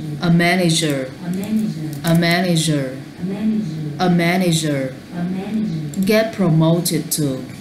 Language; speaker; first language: English; non-native, learner; Vietnamese